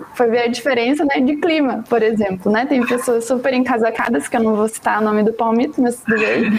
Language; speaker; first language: Portuguese; native; Portuguese